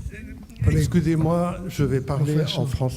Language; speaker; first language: French; native; French